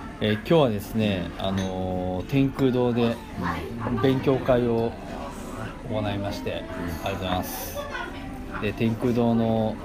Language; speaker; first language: Japanese; native; Japanese